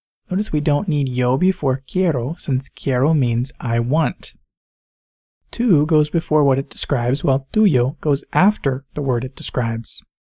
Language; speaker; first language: English; native; English